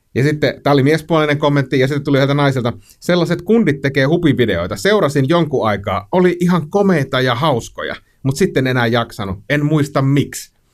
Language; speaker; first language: Finnish; native; Finnish